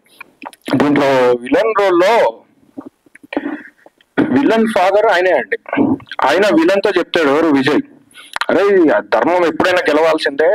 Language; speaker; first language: Telugu; native; Telugu